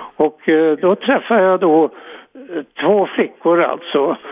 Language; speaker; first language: Swedish; native; Swedish